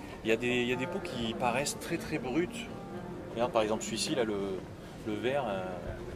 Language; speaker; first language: French; native; French